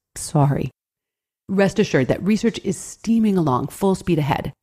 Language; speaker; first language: English; native; English